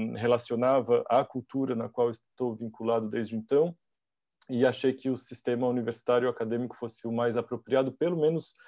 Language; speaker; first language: Portuguese; native; Portuguese